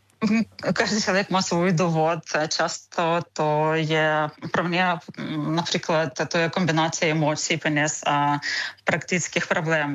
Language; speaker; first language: Czech; non-native, learner; Ukrainian